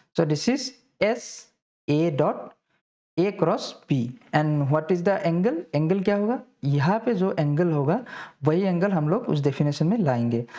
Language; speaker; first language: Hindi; non-native, local second language; Assamese